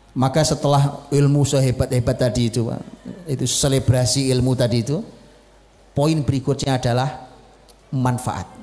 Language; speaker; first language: Indonesian; native; Indonesian